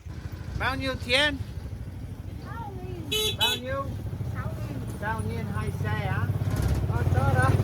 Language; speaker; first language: Vietnamese; non-native, learner; English